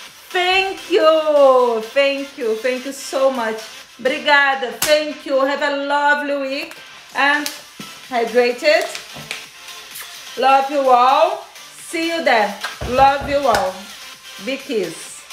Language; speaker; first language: English; non-native, fluent; Portuguese